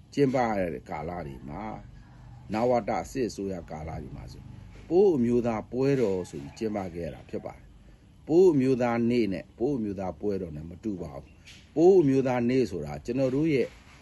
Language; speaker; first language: Burmese; non-native, local second language; Pa'o Karen